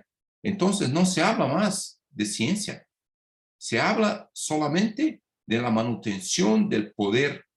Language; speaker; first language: Spanish; non-native, fluent; Portuguese